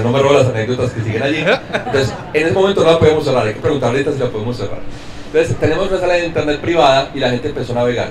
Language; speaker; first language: Spanish; native; Spanish